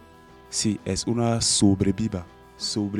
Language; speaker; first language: Spanish; non-native, learner; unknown